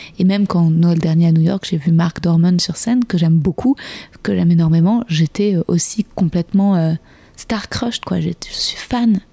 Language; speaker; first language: French; native; French